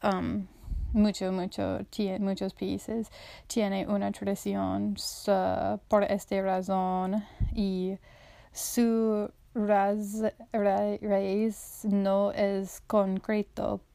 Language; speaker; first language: Spanish; non-native, learner; English